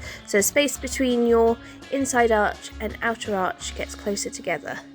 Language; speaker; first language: English; native; English